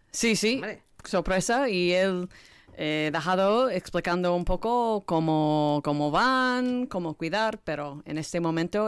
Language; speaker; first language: Spanish; non-native, learner; English